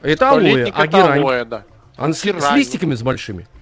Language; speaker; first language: Russian; native; Russian